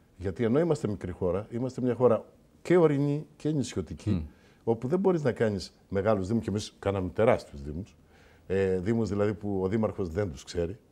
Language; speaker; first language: Greek; native; Greek